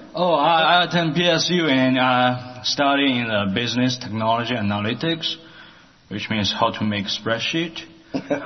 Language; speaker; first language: English; non-native, learner; Chinese